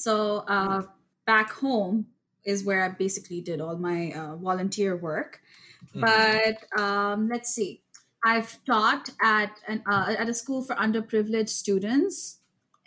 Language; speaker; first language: English; non-native, local second language; Urdu